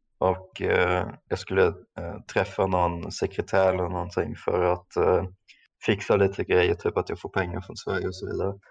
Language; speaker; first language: Swedish; non-native, fluent; German